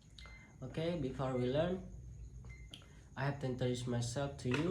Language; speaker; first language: English; non-native, local second language; Indonesian